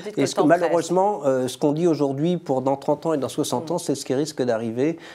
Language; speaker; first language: French; native; French